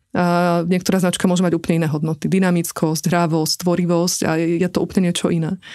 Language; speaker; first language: Slovak; native; Slovak